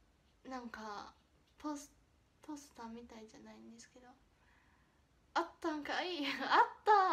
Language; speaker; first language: Japanese; non-native, fluent; Chinese